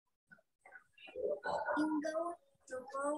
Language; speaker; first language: English; non-native, learner; Spanish